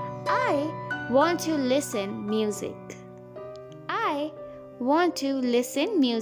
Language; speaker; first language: English; non-native, local second language; Hindi